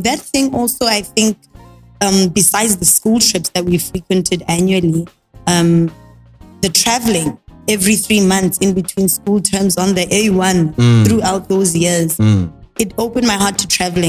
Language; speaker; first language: English; non-native, local second language; Tswana